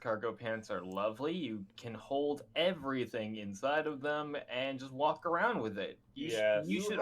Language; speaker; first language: English; native; English